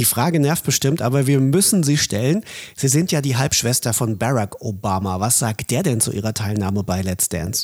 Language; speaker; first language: German; native; German